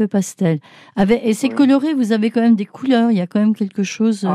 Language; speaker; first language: French; native; French